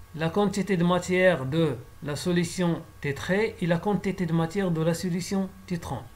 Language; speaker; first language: French; non-native, local second language; Arabic